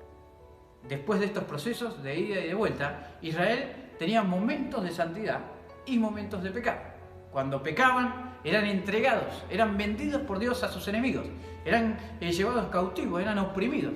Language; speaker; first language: Spanish; native; Spanish